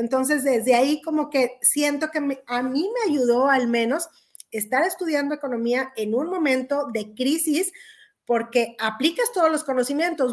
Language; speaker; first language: Spanish; native; Spanish